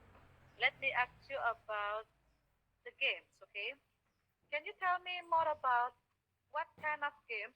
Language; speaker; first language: English; non-native, fluent; Indonesian